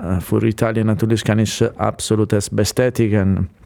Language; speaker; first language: German; non-native, fluent; Italian